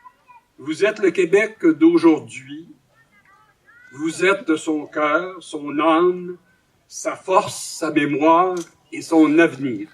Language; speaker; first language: French; native; French